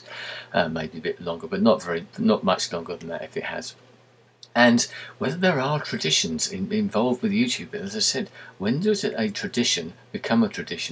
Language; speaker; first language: English; native; English